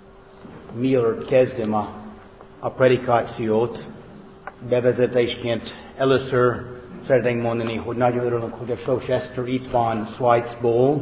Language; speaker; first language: Hungarian; non-native, fluent; English